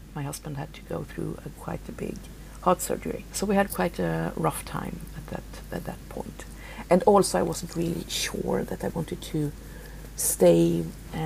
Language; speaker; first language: English; non-native, fluent; Swedish